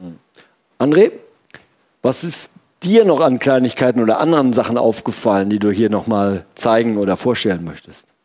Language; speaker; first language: German; native; German